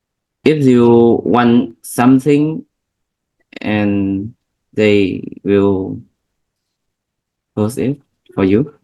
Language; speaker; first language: English; non-native, learner; Vietnamese